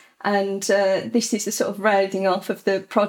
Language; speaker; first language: English; native; English